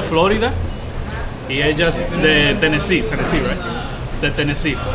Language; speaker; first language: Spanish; early bilingual, other home language; English